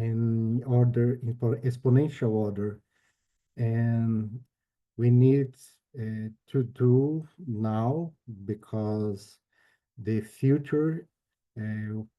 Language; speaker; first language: English; non-native, learner; Portuguese